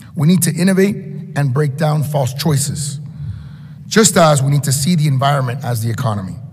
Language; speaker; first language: English; early bilingual, other home language; Spanish